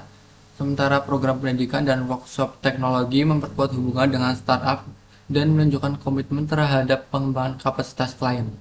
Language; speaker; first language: Indonesian; native; Indonesian